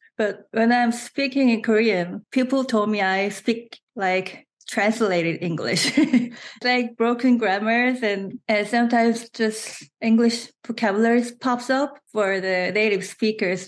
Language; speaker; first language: English; non-native, fluent; Korean